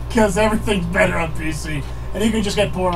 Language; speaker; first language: English; native; English